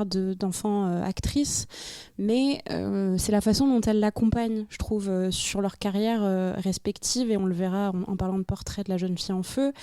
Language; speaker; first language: French; native; French